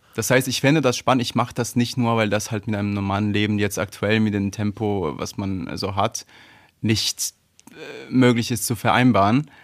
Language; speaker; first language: German; non-native, fluent; Italian